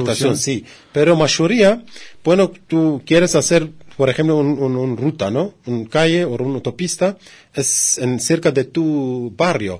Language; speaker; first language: Spanish; non-native, learner; Kurdish